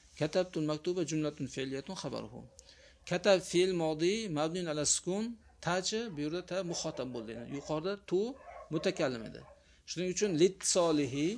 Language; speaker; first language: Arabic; non-native, fluent; Uzbek